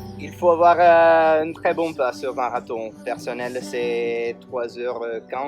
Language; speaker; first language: French; non-native, fluent; Spanish